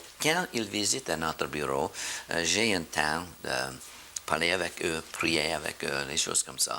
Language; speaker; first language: French; non-native, learner; English